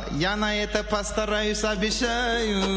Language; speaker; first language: Russian; non-native, local second language; Kyrgyz